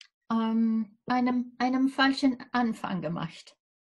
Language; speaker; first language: German; non-native, fluent; English